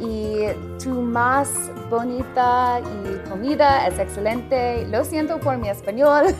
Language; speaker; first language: Spanish; non-native, learner; English